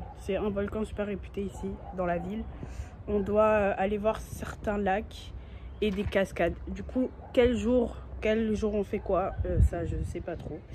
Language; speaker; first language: French; native; French